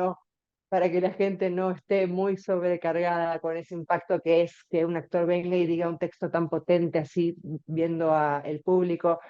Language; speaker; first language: Spanish; native; Spanish